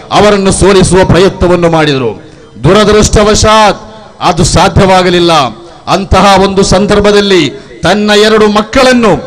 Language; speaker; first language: Kannada; native; Kannada